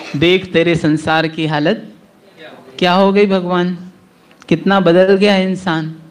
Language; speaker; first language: Hindi; native; Hindi